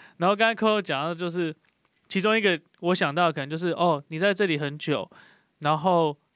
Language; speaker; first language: Chinese; native; Chinese